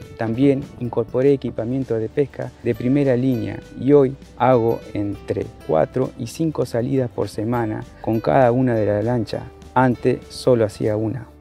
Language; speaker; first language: Spanish; native; Spanish